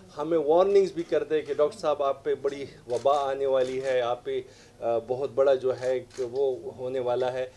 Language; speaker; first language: Urdu; non-native, local second language; Pashto